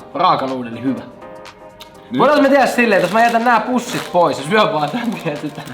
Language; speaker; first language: Finnish; native; Finnish